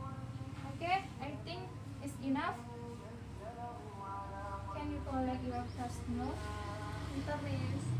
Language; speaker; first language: English; non-native, learner; Indonesian